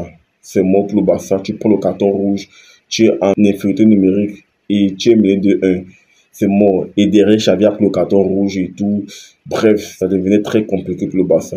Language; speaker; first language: French; native; French